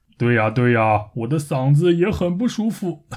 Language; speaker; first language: Chinese; native; Chinese